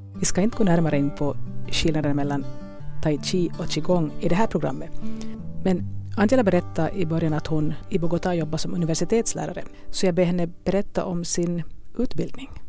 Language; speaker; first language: Swedish; native; Swedish